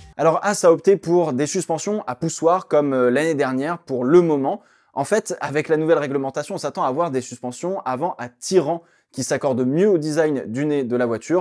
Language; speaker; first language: French; native; French